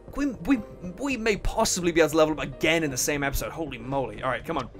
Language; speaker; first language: English; native; English